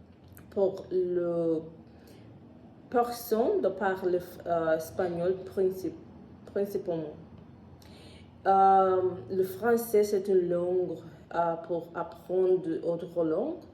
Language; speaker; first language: French; non-native, learner; Spanish